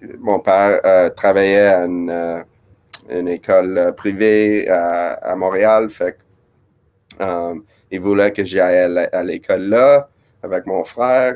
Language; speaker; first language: French; non-native, local second language; English